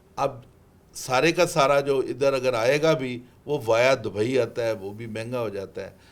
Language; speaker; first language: Urdu; non-native, local second language; Punjabi